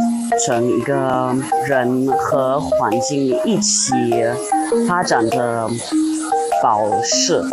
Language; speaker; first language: Chinese; non-native, fluent; German